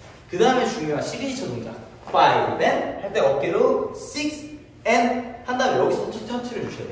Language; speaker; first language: Korean; native; Korean